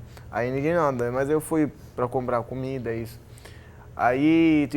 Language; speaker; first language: Portuguese; non-native, learner; Arabic